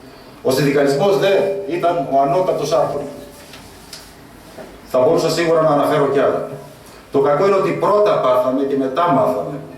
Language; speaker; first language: Greek; native; Greek